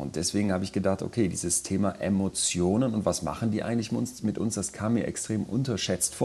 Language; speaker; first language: German; native; German